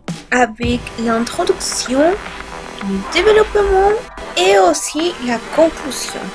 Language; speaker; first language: French; non-native, learner; Spanish